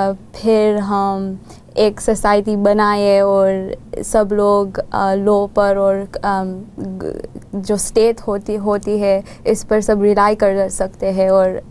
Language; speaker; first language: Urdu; non-native, learner; Gujarati